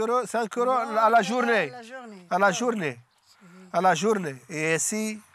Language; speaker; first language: French; non-native, learner; Arabic